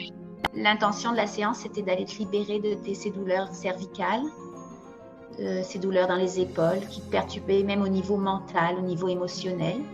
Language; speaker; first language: French; native; French